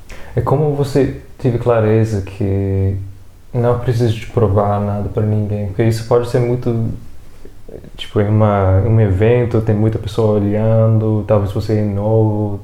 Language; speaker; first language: Portuguese; non-native, fluent; English